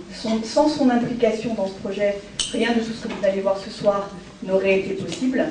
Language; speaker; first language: French; native; French